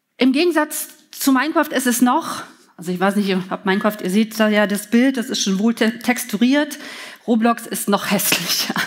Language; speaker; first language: German; early bilingual, other home language; Polish